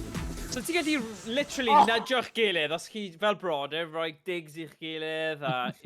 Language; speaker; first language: Welsh; native; Welsh